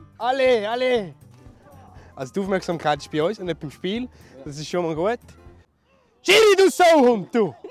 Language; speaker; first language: German; native; German